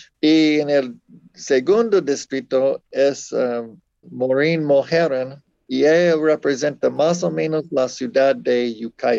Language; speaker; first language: Spanish; non-native, fluent; English